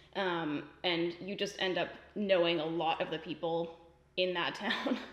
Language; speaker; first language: English; native; English